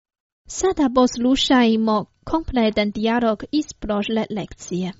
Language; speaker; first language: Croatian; non-native, fluent; Chinese